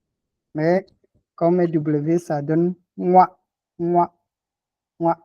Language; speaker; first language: French; non-native, local second language; Ghomala